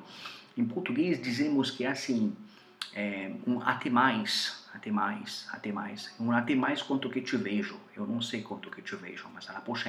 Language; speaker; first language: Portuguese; non-native, fluent; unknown